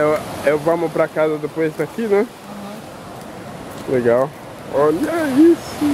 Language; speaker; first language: Portuguese; non-native, fluent; English